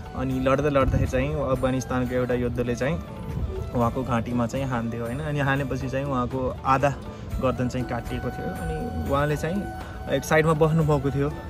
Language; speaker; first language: Nepali; early bilingual, heritage; Nepali